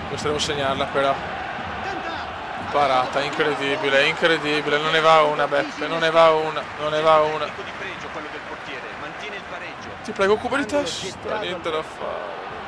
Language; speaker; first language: Italian; native; Italian